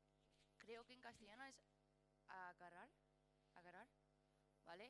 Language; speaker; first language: Spanish; non-native, learner; English